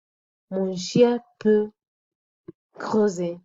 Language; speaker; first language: French; non-native, fluent; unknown